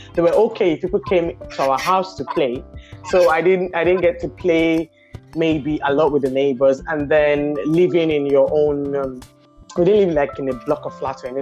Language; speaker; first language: English; non-native, local second language; Yoruba